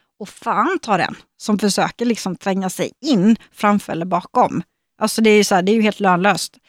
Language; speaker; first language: Swedish; native; Swedish